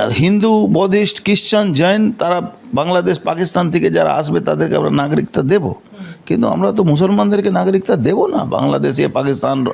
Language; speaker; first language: Bangla; non-native, local second language; Hindi